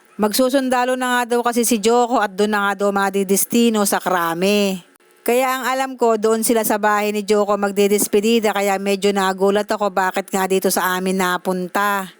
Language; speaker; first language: Filipino; native; Filipino